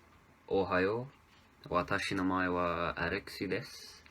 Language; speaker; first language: Japanese; non-native, learner; English